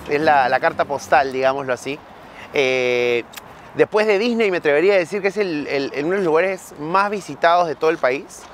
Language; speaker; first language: Spanish; native; Spanish